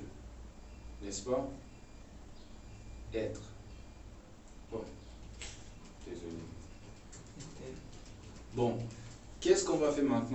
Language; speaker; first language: French; non-native, fluent; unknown